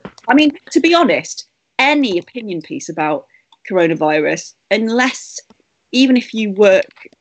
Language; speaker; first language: English; native; English